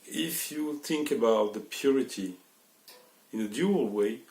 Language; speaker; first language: English; non-native, fluent; French